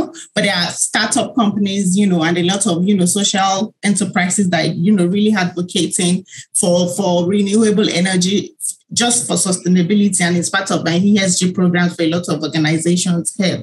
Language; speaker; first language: English; non-native, local second language; Yoruba